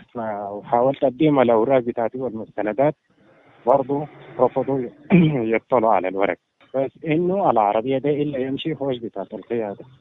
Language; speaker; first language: Arabic; native; Arabic